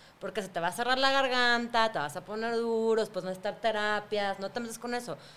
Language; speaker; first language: Spanish; early bilingual, other home language; Russian